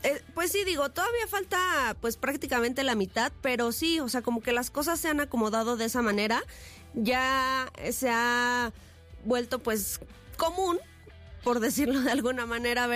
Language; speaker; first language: Spanish; native; Spanish